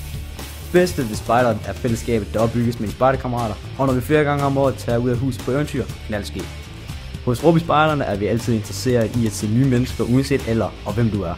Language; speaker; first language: Danish; native; Danish